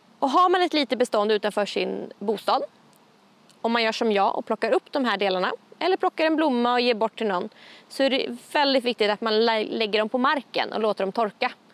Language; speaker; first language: Swedish; native; Swedish